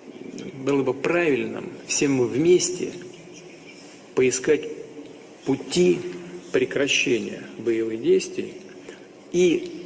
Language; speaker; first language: Russian; native; Russian